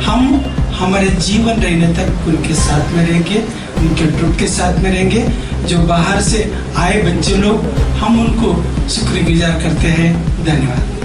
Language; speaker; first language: Hindi; non-native, local second language; Kannada